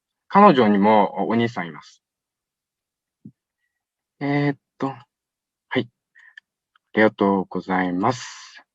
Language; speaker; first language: Japanese; non-native, fluent; Uyghur